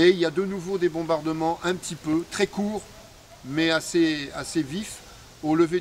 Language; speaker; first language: French; native; French